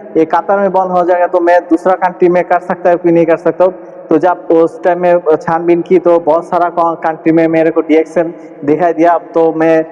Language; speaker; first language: Hindi; non-native, learner; Bangla